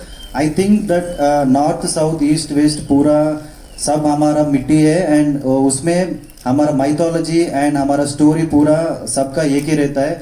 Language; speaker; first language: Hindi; non-native, local second language; Telugu